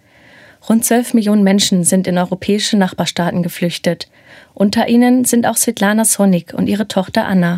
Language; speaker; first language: German; native; German